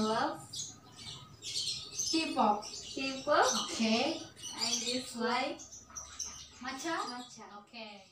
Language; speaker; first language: English; non-native, learner; Indonesian